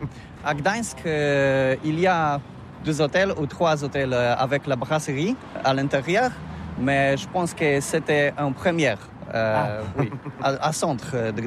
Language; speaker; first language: French; non-native, learner; Polish